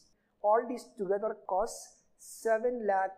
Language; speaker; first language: English; non-native, local second language; Malayalam